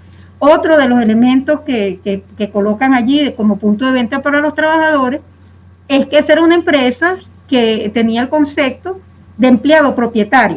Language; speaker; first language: Spanish; native; Spanish